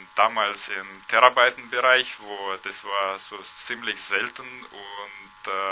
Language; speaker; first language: German; non-native, fluent; Russian